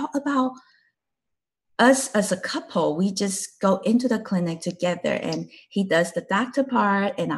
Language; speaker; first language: English; non-native, fluent; Chinese